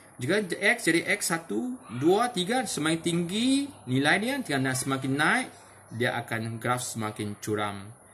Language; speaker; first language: Malay; non-native, local second language; Chinese